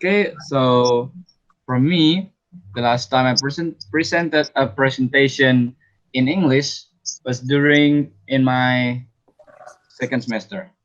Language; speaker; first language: English; non-native, learner; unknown